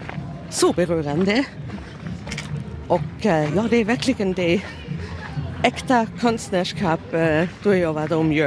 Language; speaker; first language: Swedish; non-native, fluent; German